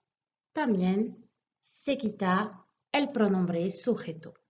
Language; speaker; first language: Spanish; non-native, fluent; French